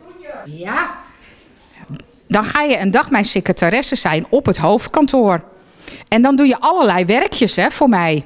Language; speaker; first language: Dutch; native; Dutch